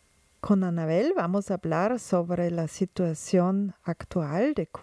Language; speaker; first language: Spanish; non-native, fluent; German